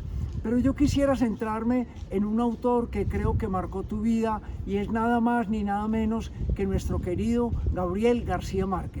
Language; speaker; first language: Spanish; native; Spanish